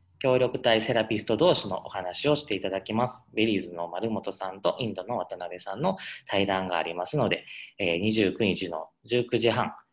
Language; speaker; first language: Japanese; native; Japanese